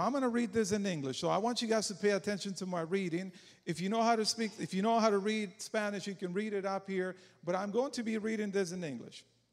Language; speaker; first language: English; non-native, fluent; Spanish